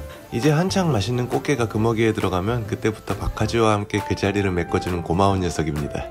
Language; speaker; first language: Korean; native; Korean